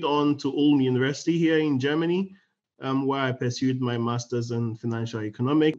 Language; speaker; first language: English; non-native, local second language; Akan